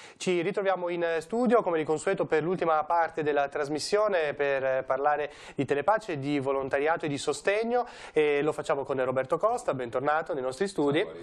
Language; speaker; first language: Italian; native; Italian